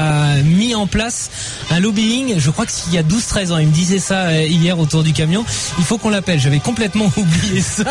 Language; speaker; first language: French; native; French